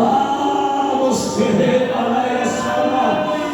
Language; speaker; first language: Spanish; native; Spanish